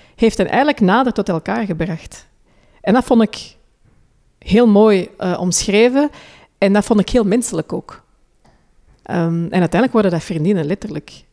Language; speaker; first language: Dutch; early bilingual, other home language; Hindi